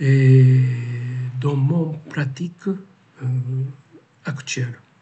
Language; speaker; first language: French; non-native, learner; Japanese